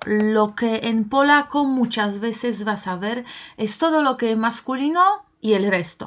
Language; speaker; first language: Spanish; non-native, fluent; Polish